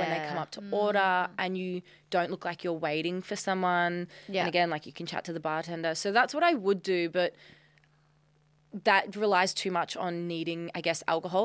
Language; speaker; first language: English; native; English